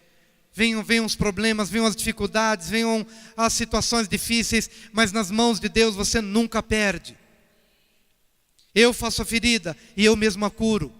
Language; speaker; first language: Portuguese; native; Portuguese